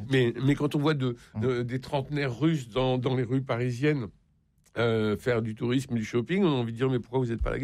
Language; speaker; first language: French; native; French